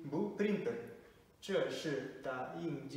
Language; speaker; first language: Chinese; non-native, fluent; Kazakh